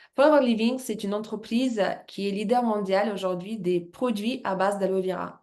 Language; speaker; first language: French; non-native, fluent; Russian